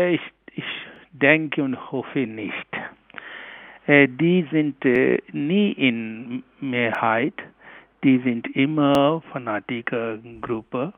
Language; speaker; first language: German; non-native, learner; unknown